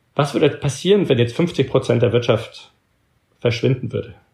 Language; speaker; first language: German; early bilingual, heritage; German